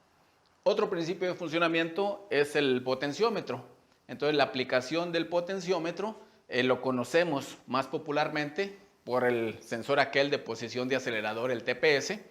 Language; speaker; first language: Spanish; native; Spanish